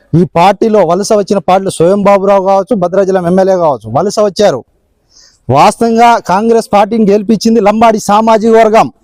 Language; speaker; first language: Telugu; non-native, local second language; Lambadi